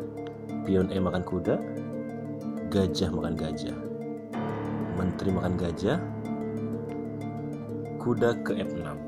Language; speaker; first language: Indonesian; native; Indonesian